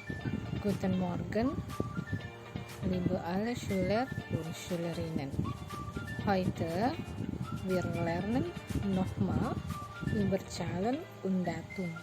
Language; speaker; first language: German; non-native, learner; Indonesian